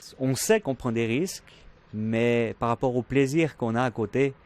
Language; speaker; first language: French; native; French